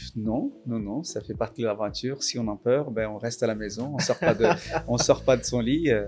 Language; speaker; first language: French; non-native, fluent; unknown